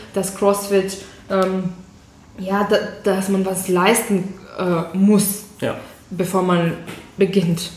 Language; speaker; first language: German; non-native, fluent; Bulgarian